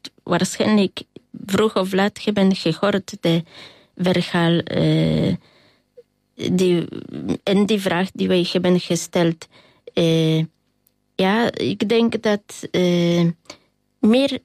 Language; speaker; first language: Dutch; non-native, learner; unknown